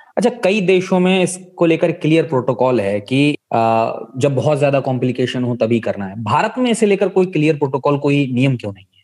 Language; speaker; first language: Hindi; native; Hindi